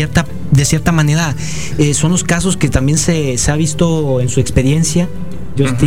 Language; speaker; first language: Spanish; native; Spanish